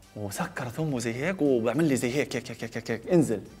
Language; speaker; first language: Arabic; non-native, fluent; Korean